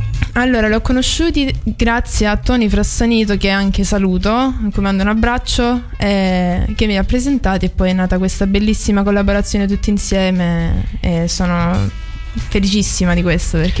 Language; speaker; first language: Italian; native; Italian